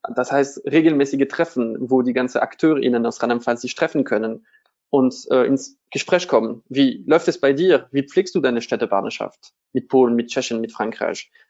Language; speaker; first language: German; non-native, fluent; French